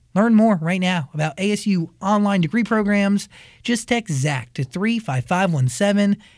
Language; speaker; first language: English; native; English